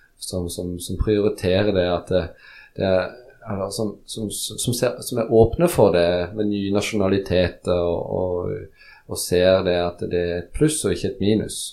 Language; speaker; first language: Norwegian; early bilingual, other home language; Polish